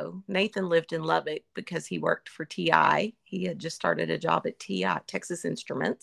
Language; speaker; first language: English; native; English